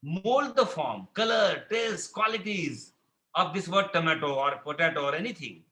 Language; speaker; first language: English; non-native, local second language; Marathi